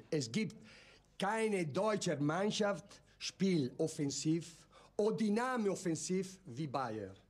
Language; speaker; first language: German; non-native, learner; Italian